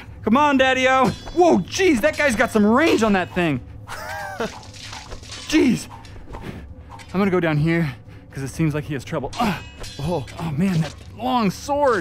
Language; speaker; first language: English; native; English